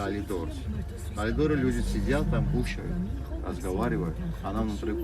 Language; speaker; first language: Russian; non-native, fluent; Georgian